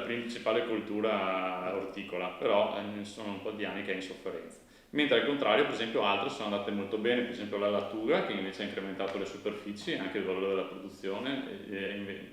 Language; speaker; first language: Italian; native; Italian